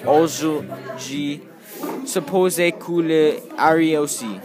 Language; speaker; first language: French; non-native, learner; English